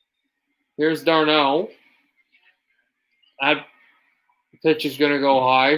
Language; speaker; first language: English; native; English